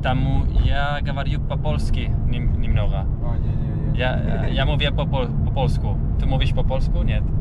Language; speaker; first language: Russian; non-native, learner; Spanish